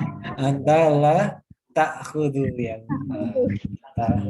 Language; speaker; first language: Arabic; non-native, fluent; Indonesian